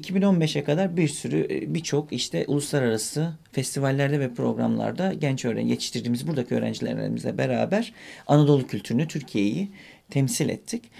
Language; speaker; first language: Turkish; native; Turkish